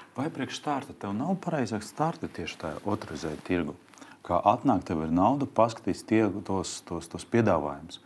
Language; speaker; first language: Latvian; non-native, local second language; Russian